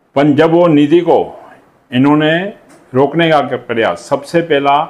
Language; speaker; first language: Hindi; non-native, local second language; Sindhi